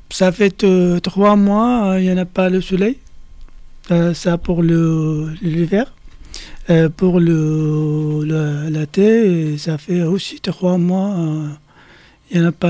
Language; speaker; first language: French; non-native, learner; Arabic